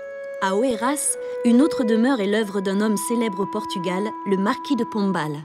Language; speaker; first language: French; native; French